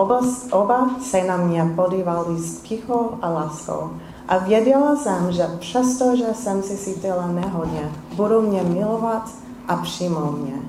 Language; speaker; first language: Czech; non-native, fluent; English